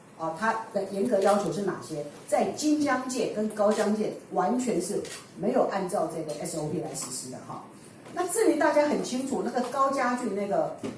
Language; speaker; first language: Chinese; native; Chinese